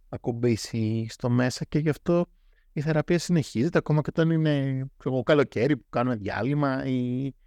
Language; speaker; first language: Greek; native; Greek